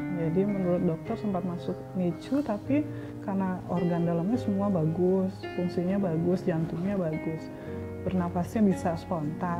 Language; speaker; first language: Indonesian; native; Indonesian